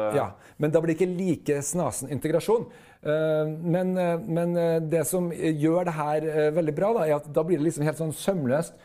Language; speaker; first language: Norwegian; native; Norwegian